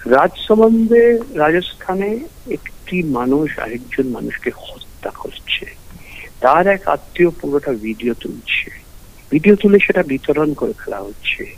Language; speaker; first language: Bangla; early bilingual, heritage; Bangla